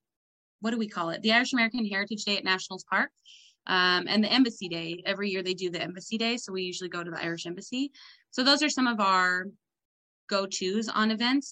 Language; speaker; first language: English; native; English